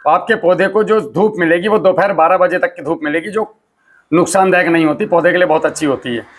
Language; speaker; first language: Hindi; native; Hindi